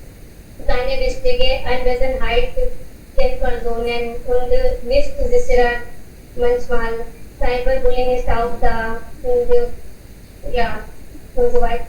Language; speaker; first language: German; non-native, learner; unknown